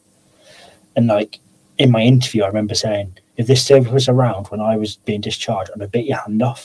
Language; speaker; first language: English; native; English